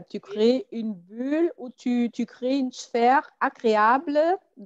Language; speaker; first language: French; non-native, fluent; German